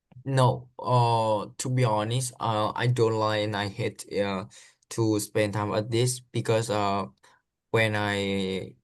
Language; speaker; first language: English; non-native, learner; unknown